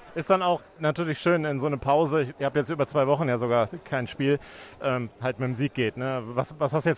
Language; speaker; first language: German; native; German